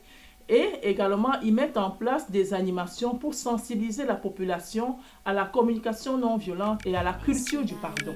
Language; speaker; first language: French; native; French